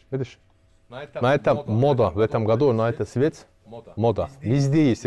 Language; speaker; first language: Russian; non-native, learner; Turkish